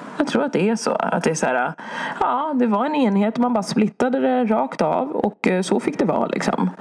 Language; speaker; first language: Swedish; early bilingual, other home language; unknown